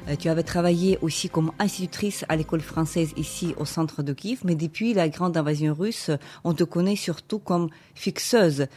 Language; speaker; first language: French; non-native, fluent; Ukrainian